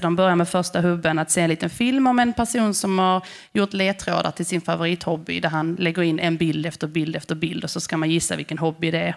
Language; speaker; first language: Swedish; native; Swedish